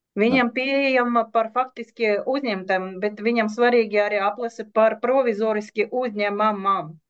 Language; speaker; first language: Latvian; non-native, local second language; Russian